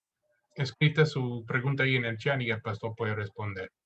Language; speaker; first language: Spanish; non-native, fluent; English